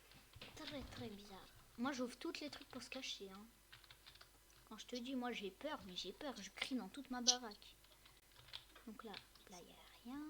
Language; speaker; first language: French; native; French